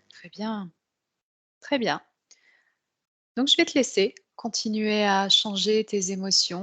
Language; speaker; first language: French; native; French